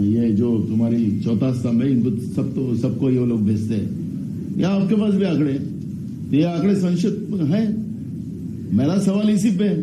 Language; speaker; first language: Hindi; non-native, local second language; Marathi